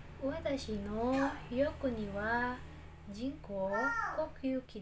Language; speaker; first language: Japanese; non-native, learner; Indonesian